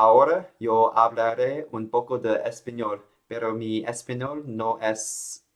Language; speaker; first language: Spanish; non-native, learner; Chinese